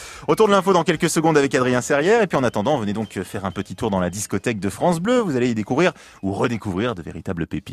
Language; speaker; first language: French; native; French